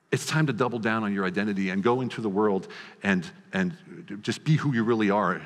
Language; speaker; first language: English; native; English